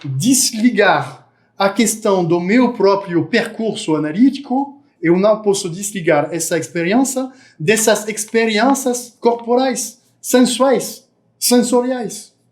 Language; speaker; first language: Portuguese; non-native, fluent; French